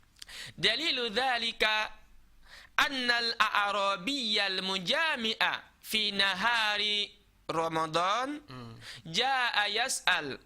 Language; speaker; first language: Arabic; non-native, fluent; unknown